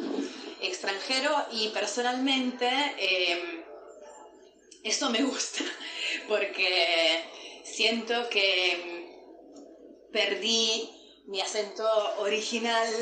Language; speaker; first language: Spanish; non-native, fluent; Italian